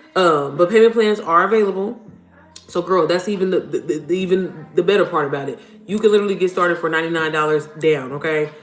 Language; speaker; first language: English; native; English